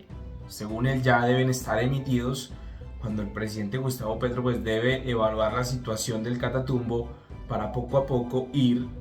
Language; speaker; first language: Spanish; native; Spanish